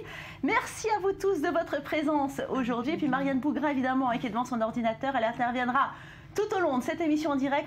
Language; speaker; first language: French; native; French